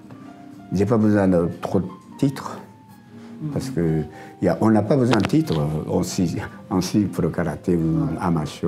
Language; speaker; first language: French; non-native, learner; Japanese